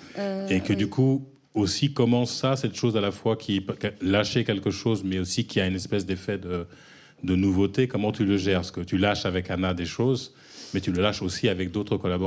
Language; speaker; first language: French; native; French